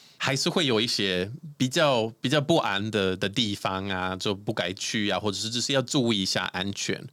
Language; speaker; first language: Chinese; non-native, fluent; Swedish